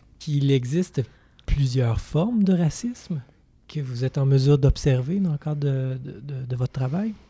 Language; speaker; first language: French; native; French